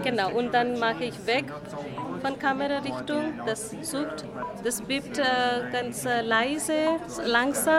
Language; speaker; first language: German; non-native, learner; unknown